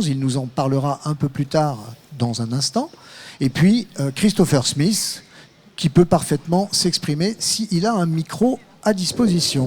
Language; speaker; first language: French; native; French